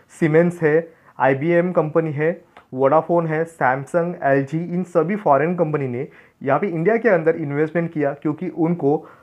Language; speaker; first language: Hindi; non-native, local second language; Marathi